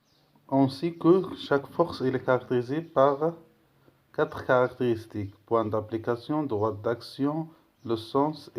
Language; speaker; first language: French; non-native, local second language; Arabic